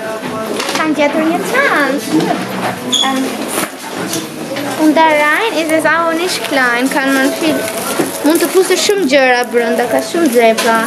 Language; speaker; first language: German; non-native, learner; Albanian